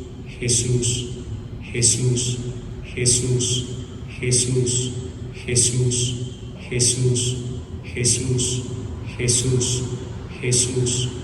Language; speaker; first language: Spanish; native; Spanish